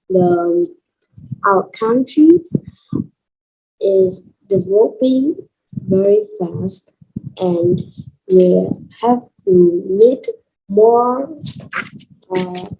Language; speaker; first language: English; non-native, learner; Vietnamese